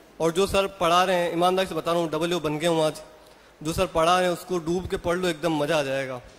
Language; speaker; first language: Hindi; native; Hindi